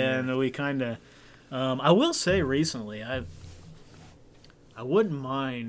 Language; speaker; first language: English; native; English